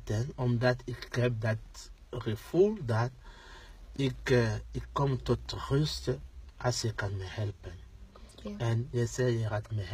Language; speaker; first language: Dutch; non-native, learner; Lingala